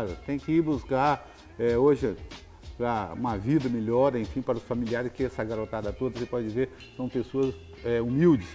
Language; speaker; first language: Portuguese; native; Portuguese